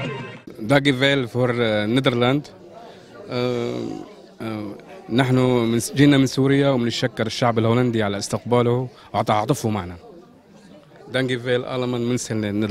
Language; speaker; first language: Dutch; non-native, learner; Arabic